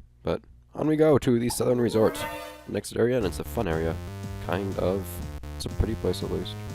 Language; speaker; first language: English; native; English